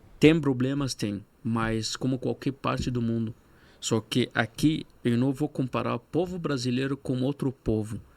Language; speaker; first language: Portuguese; non-native, fluent; Arabic